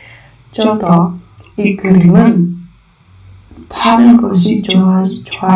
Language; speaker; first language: Korean; non-native, learner; Indonesian